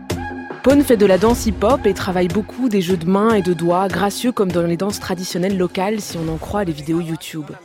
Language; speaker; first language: French; native; French